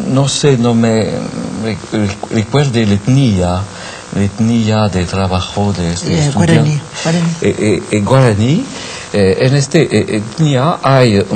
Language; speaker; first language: Spanish; non-native, fluent; French